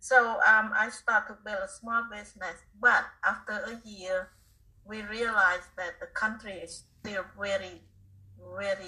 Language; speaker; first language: English; non-native, fluent; Khmer